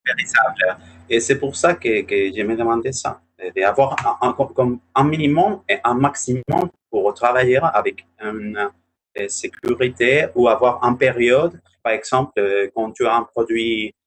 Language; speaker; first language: French; non-native, learner; Spanish